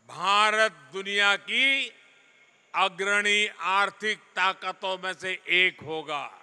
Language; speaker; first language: Hindi; non-native, local second language; Gujarati